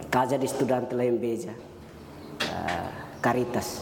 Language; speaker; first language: Portuguese; non-native, learner; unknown